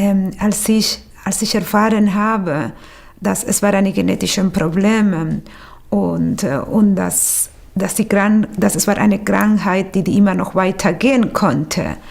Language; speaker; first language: German; non-native, fluent; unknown